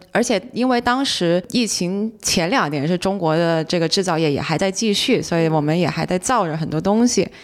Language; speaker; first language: Chinese; non-native, local second language; Cantonese